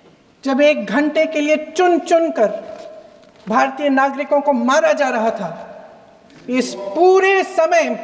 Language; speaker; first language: Hindi; native; Hindi